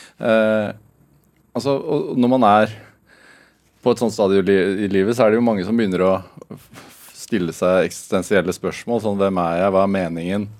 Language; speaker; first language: Norwegian; native; Norwegian